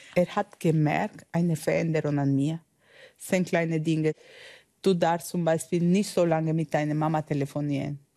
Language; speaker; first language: German; non-native, learner; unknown